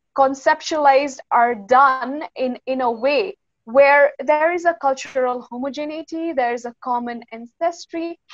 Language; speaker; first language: English; non-native, local second language; Nepali